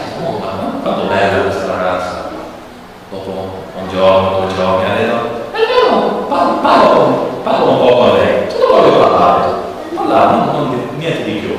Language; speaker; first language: Italian; non-native, learner; English